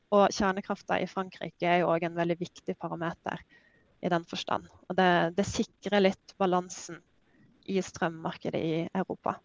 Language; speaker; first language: Norwegian; native; Norwegian